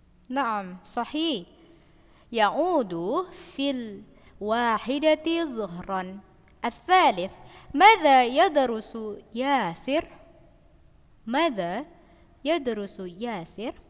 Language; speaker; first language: Arabic; non-native, fluent; Indonesian